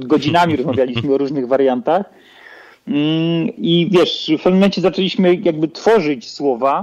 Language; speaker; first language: Polish; native; Polish